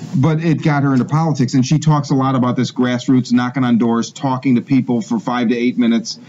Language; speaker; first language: English; native; English